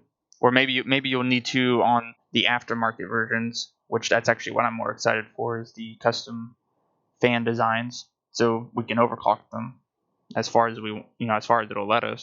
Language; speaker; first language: English; native; English